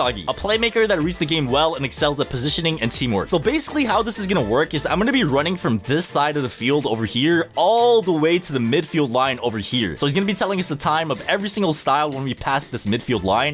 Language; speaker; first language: English; native; English